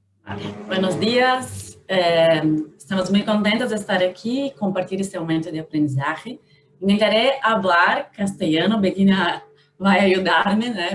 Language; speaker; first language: Spanish; non-native, learner; Portuguese